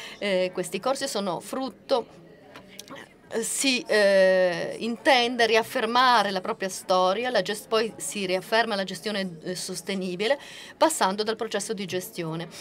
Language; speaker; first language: Italian; non-native, fluent; Portuguese